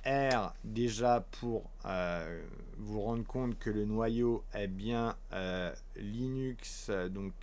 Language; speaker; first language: French; native; French